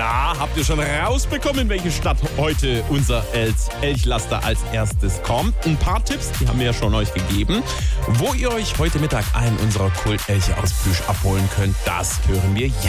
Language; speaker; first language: German; native; German